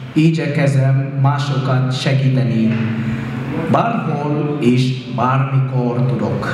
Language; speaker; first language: Hungarian; non-native, fluent; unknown